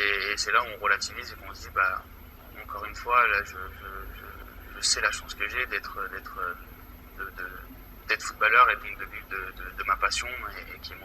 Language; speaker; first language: French; native; French